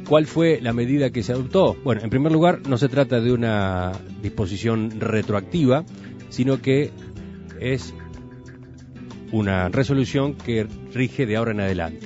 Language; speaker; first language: Spanish; native; Spanish